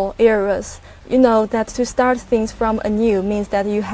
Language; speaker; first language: English; non-native, fluent; Chinese